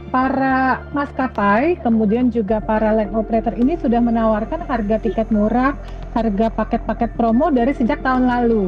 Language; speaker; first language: Indonesian; native; Indonesian